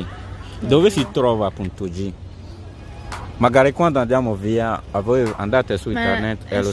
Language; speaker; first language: Italian; non-native, fluent; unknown